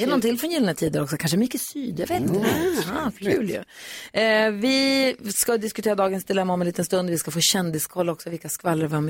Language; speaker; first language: Swedish; native; Swedish